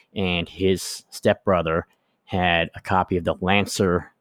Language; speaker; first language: English; native; English